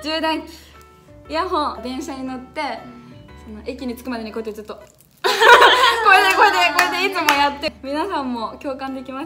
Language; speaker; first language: Japanese; native; Japanese